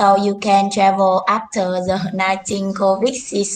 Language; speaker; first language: English; non-native, learner; Vietnamese